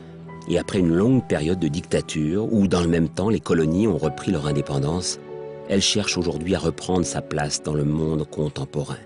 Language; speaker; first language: French; native; French